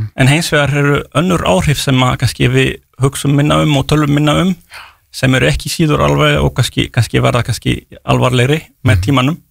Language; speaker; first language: Icelandic; non-native, fluent; French